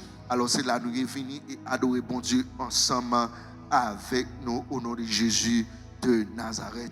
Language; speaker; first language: French; non-native, local second language; Haitian Creole